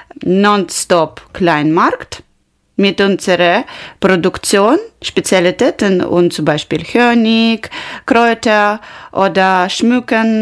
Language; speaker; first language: German; non-native, learner; Ukrainian